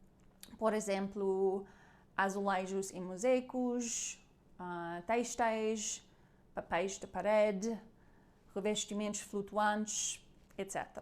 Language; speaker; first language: Portuguese; non-native, learner; German